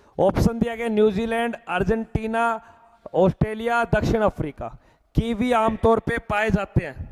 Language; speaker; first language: Hindi; native; Hindi